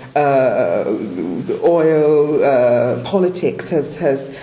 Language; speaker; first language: English; native; English